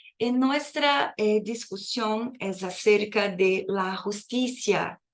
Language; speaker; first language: Spanish; non-native, fluent; Portuguese